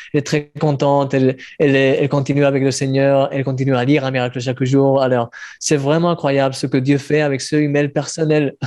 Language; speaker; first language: French; early bilingual, heritage; Spanish